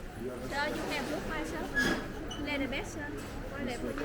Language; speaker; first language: English; non-native, learner; Vietnamese